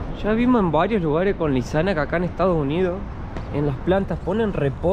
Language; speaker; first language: Spanish; native; Spanish